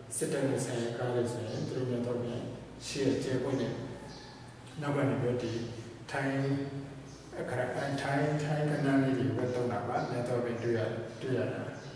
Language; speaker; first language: Burmese; native; Burmese